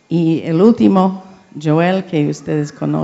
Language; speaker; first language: Spanish; non-native, learner; English